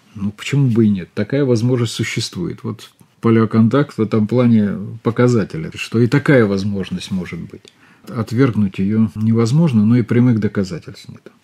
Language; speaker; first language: Russian; native; Russian